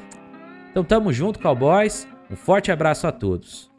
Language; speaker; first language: Portuguese; native; Portuguese